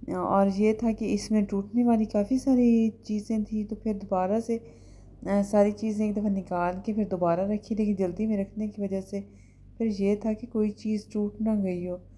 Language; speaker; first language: Urdu; native; Urdu